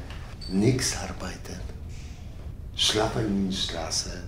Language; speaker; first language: German; non-native, learner; Polish